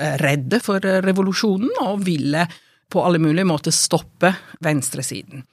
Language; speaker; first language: Norwegian; non-native, fluent; Italian